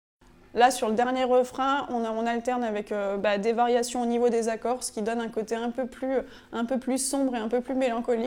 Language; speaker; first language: French; native; French